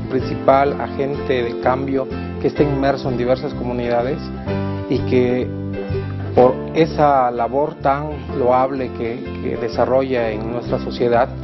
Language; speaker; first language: Spanish; native; Spanish